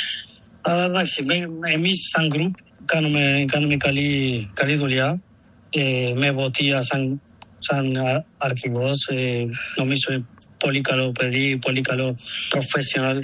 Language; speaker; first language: Greek; non-native, learner; Spanish